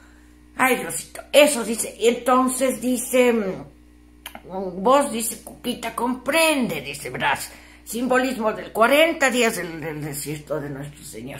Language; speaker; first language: Spanish; native; Spanish